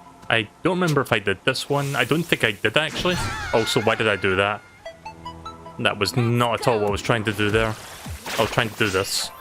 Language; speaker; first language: English; native; English